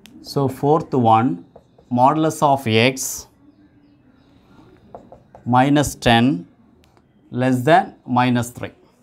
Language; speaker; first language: English; non-native, local second language; Tamil